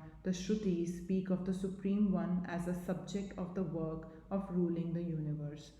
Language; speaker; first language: English; non-native, local second language; Hindi